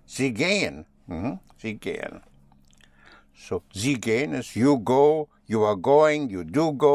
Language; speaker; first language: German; non-native, fluent; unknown